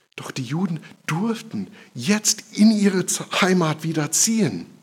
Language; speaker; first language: German; non-native, fluent; English